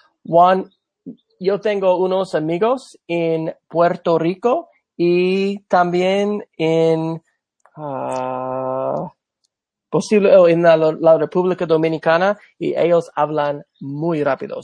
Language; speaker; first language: Spanish; non-native, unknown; English